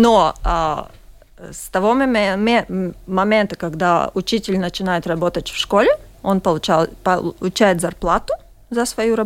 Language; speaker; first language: Russian; non-native, local second language; Latvian